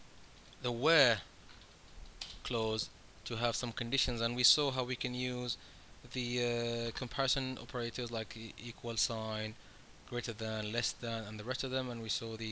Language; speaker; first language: English; non-native, fluent; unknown